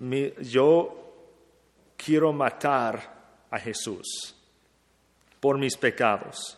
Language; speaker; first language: Spanish; non-native, fluent; English